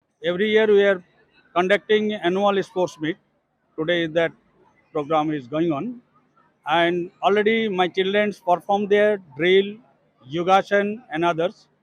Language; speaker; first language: English; non-native, local second language; Bangla